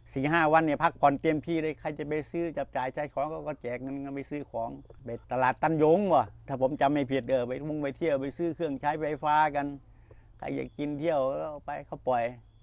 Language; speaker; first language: Thai; native; Thai